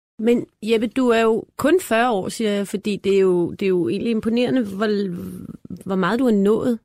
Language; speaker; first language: Danish; native; Danish